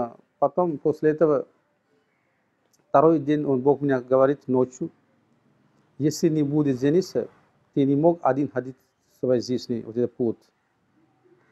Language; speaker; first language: Russian; non-native, learner; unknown